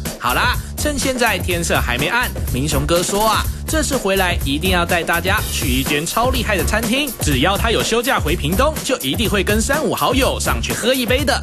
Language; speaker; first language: Chinese; native; Chinese